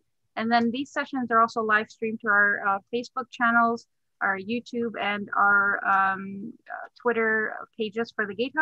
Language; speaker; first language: English; native; English